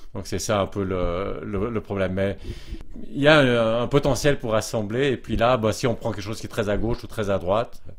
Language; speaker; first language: French; native; French